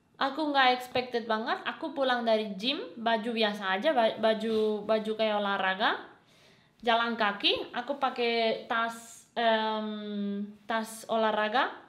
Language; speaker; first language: Indonesian; non-native, fluent; Spanish